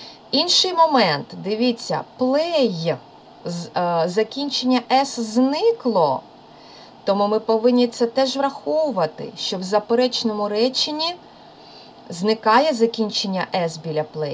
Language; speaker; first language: Ukrainian; native; Ukrainian